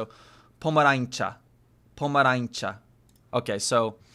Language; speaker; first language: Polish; non-native, learner; English